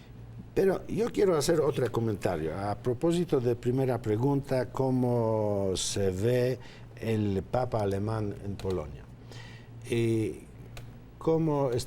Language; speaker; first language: Spanish; non-native, fluent; Polish